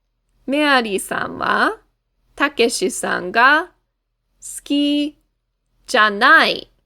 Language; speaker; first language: Japanese; non-native, fluent; English